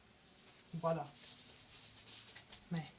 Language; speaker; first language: French; non-native, learner; German